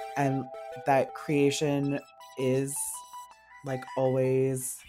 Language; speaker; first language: English; native; English